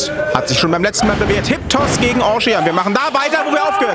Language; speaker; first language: German; native; German